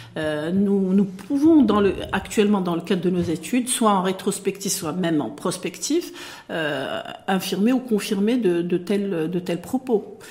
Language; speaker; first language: French; non-native, local second language; Arabic